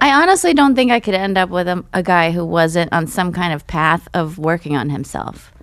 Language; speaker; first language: English; early bilingual, other home language; Russian